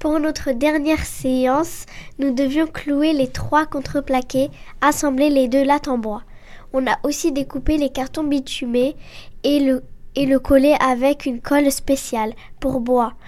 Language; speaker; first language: French; native; French